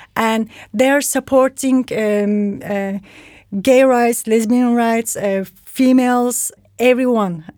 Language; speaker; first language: English; non-native, fluent; Turkish